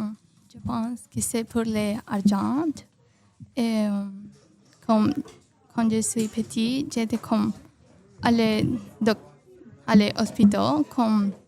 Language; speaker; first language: French; non-native, learner; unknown